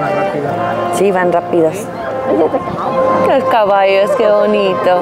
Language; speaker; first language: Spanish; non-native, fluent; English